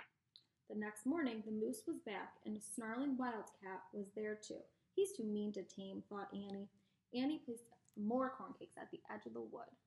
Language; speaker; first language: English; native; English